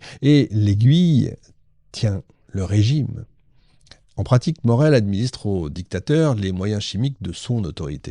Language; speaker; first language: French; native; French